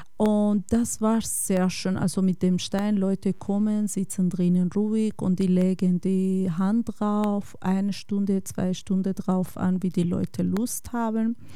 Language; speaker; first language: German; non-native, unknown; Kurdish